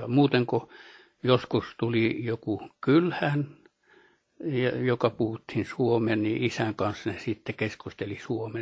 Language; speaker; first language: Finnish; early bilingual, heritage; Norwegian